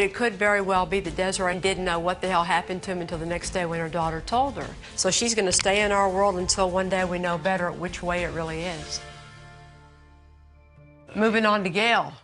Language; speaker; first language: English; native; English